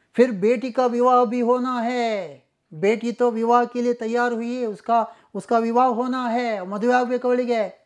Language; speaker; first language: Hindi; non-native, local second language; Kannada